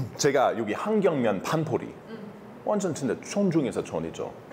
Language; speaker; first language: Korean; non-native, fluent; English